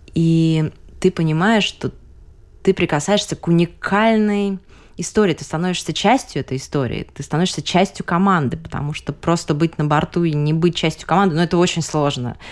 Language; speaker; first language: Russian; native; Russian